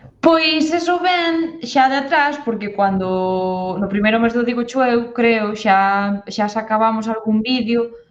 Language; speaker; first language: Galician; native; Galician